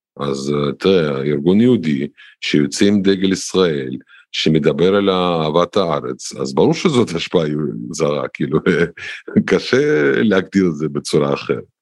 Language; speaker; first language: Hebrew; non-native, fluent; Russian